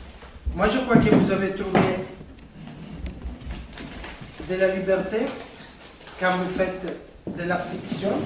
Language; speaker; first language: French; non-native, fluent; Italian